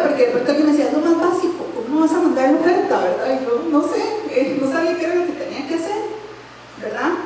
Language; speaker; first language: Spanish; native; Spanish